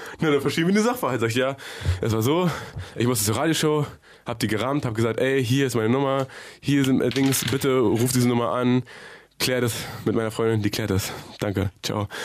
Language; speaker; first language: German; native; German